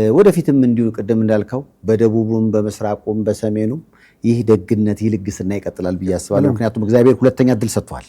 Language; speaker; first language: Amharic; native; Amharic